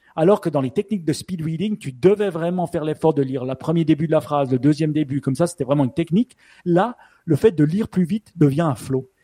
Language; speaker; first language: French; native; French